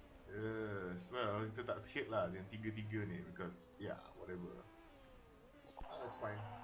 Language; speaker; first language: English; non-native, local second language; Malay